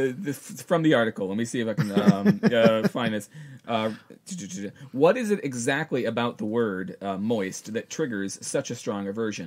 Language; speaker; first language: English; native; English